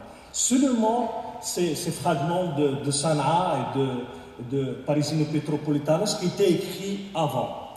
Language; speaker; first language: French; non-native, local second language; Arabic